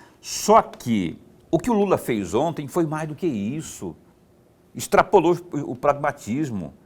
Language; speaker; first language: Portuguese; native; Portuguese